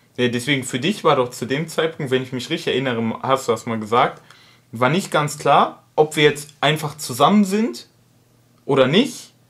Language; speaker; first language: German; native; German